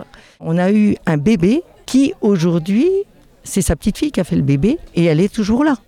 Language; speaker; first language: French; native; French